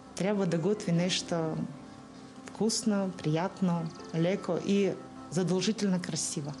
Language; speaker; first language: Bulgarian; non-native, learner; Russian